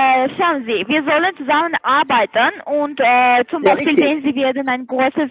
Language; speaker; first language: German; non-native, learner; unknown